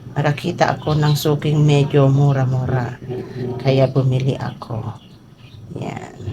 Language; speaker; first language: Filipino; non-native, local second language; Iloko